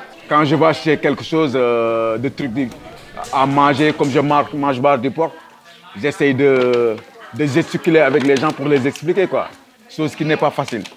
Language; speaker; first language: French; non-native, local second language; Wolof